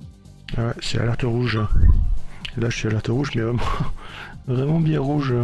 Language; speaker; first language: French; native; French